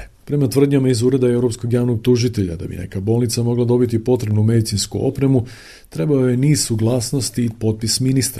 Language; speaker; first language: Croatian; native; Croatian